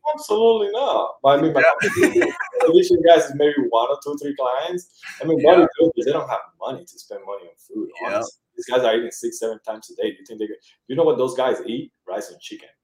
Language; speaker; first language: English; early bilingual, other home language; Spanish